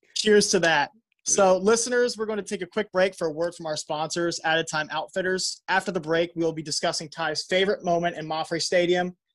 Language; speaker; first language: English; native; English